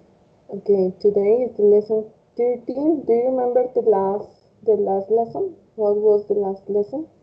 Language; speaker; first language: English; non-native, fluent; Spanish